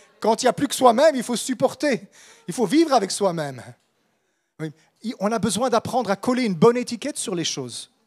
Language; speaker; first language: French; native; French